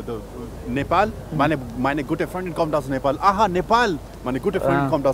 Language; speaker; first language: German; non-native, fluent; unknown